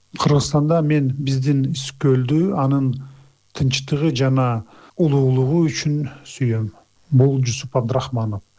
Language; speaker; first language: Kyrgyz; non-native, local second language; Azerbaijani